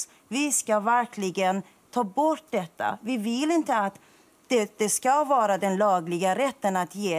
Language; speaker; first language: Swedish; non-native, fluent; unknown